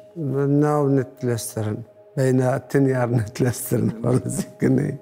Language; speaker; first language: Dutch; non-native, learner; Arabic